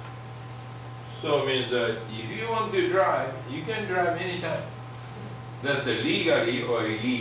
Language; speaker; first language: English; non-native, fluent; Japanese